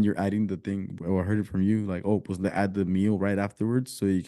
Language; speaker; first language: English; early bilingual, other home language; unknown